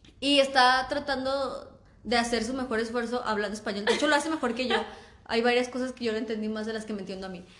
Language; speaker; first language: Spanish; native; Spanish